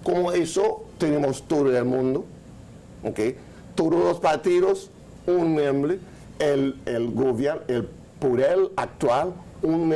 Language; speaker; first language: Spanish; non-native, learner; Haitian Creole